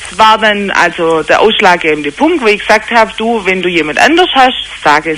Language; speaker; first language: German; native; German